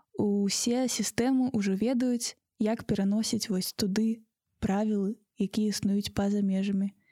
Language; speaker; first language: Belarusian; non-native, local second language; Russian